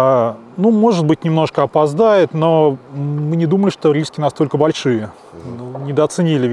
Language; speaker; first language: Russian; native; Russian